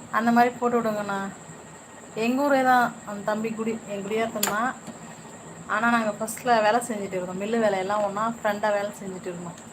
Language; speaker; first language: Tamil; non-native, local second language; Telugu